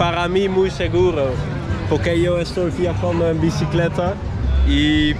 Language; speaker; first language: Spanish; non-native, learner; Dutch